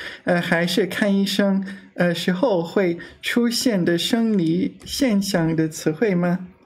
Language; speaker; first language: Chinese; non-native, learner; English